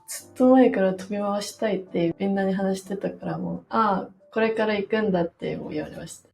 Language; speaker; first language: Japanese; non-native, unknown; Korean